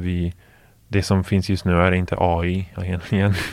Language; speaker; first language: Swedish; non-native, fluent; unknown